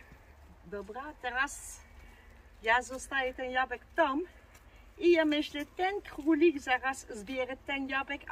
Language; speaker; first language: Polish; non-native, learner; Dutch